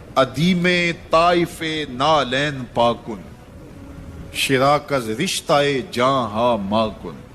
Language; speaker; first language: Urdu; non-native, local second language; Punjabi